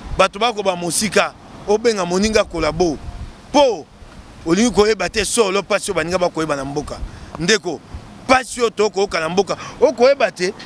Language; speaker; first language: Lingala; non-native, local second language; Luba-Lulua